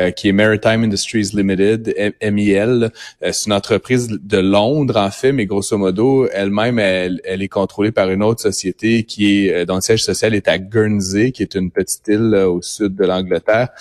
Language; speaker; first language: French; native; French